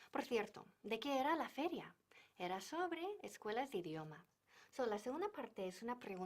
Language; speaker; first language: Spanish; non-native, fluent; English